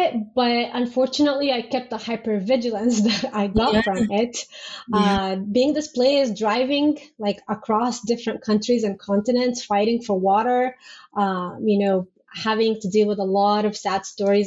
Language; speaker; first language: English; non-native, fluent; Arabic